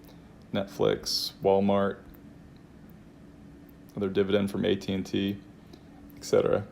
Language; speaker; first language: English; native; English